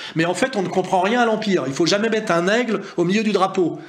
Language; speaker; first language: French; native; French